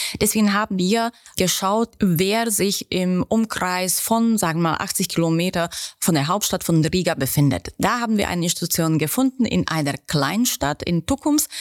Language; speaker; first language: German; native; German